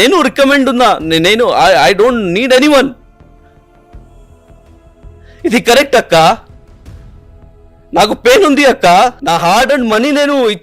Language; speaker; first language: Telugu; non-native, local second language; Urdu